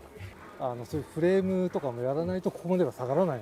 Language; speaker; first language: Japanese; native; Japanese